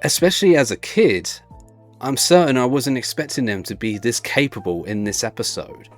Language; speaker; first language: English; native; English